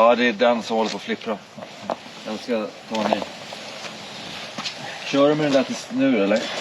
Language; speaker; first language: Swedish; native; Swedish